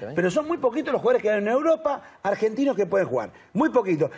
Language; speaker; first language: Spanish; native; Spanish